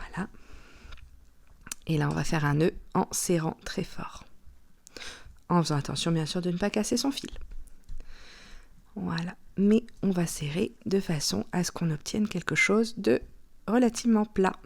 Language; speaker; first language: French; native; French